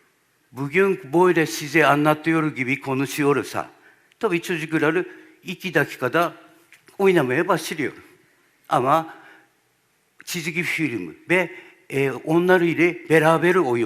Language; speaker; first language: Turkish; non-native, learner; Japanese